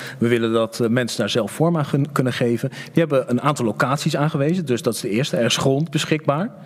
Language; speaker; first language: Dutch; native; Dutch